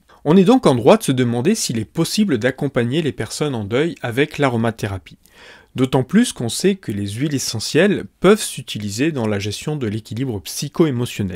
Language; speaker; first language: French; native; French